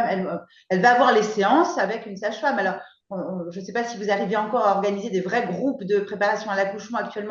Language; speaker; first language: French; native; French